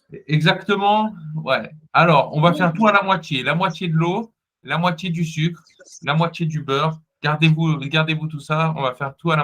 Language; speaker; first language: French; native; French